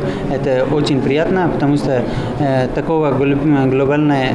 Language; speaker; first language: Russian; non-native, learner; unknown